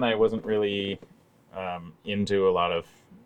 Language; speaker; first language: English; native; English